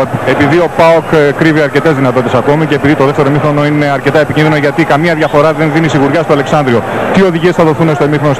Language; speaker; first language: Greek; native; Greek